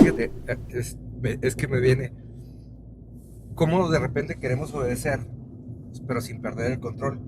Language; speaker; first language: Spanish; native; Spanish